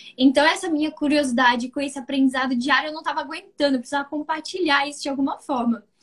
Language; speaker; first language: Portuguese; native; Portuguese